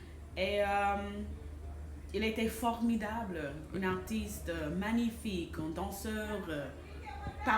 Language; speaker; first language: French; non-native, fluent; English